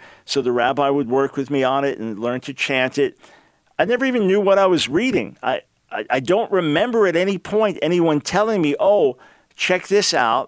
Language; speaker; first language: English; native; English